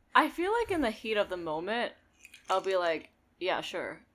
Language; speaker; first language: English; native; English